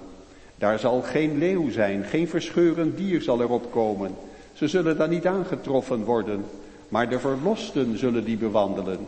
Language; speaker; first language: Dutch; native; Dutch